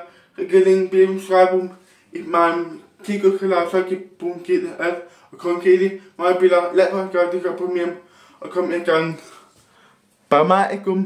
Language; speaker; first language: German; non-native, local second language; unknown